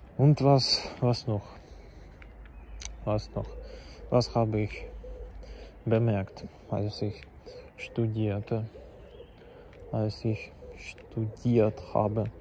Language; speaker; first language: German; non-native, learner; Czech